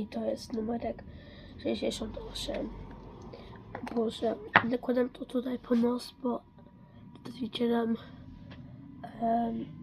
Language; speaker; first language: Polish; early bilingual, heritage; Dutch